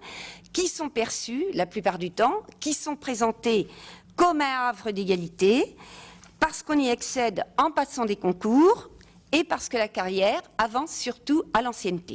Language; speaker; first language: French; native; French